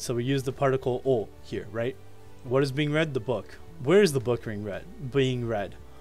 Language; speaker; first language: English; native; English